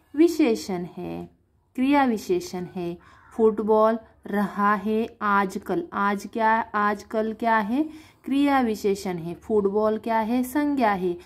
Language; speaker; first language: Hindi; non-native, local second language; Marathi